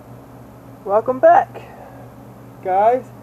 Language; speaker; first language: English; native; English